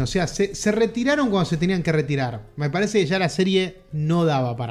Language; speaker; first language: Spanish; native; Spanish